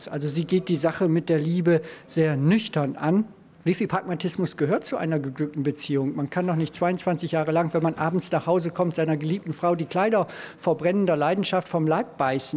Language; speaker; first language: German; native; German